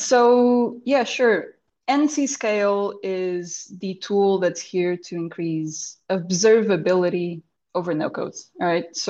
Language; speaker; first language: English; non-native, fluent; Portuguese